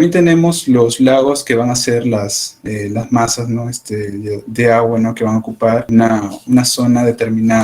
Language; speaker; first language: Spanish; native; Spanish